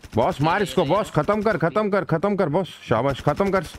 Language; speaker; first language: Hindi; native; Hindi